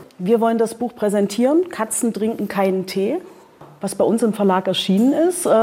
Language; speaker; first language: German; native; German